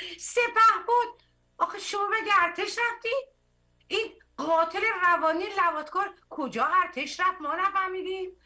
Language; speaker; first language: Persian; early bilingual, heritage; Persian